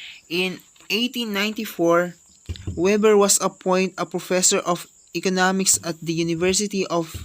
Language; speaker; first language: English; non-native, local second language; Filipino